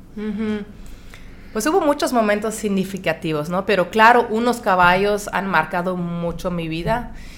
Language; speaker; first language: Spanish; non-native, fluent; French